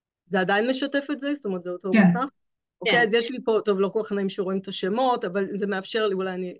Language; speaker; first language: Hebrew; native; Hebrew